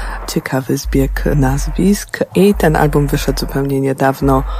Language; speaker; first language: Polish; native; Polish